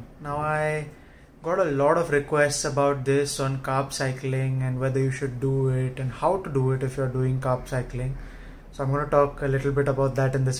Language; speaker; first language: English; non-native, local second language; Hindi